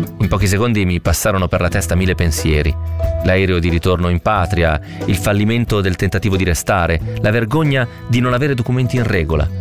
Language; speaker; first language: Italian; native; Italian